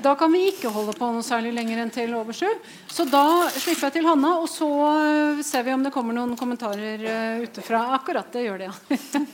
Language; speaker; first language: Norwegian; native; Norwegian